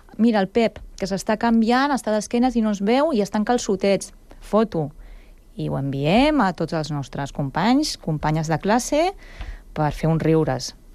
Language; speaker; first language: Catalan; native; Catalan